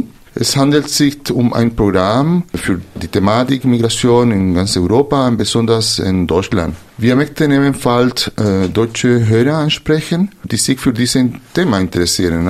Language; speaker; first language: German; non-native, fluent; Spanish